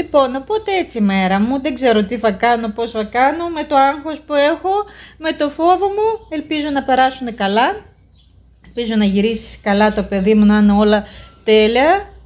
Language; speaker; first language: Greek; non-native, fluent; Russian